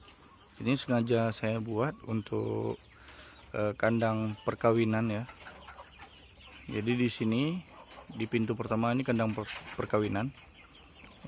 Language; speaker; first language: Indonesian; native; Indonesian